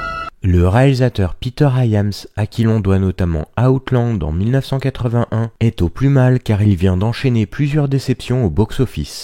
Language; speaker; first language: French; native; French